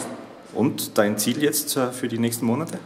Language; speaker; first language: German; native; German